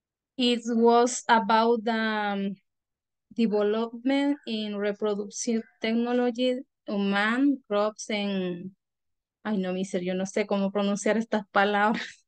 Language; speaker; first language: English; non-native, learner; Spanish